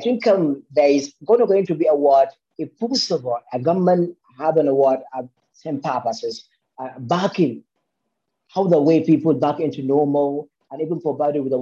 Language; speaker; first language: English; non-native, local second language; Hausa